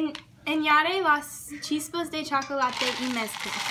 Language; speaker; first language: Spanish; non-native, learner; English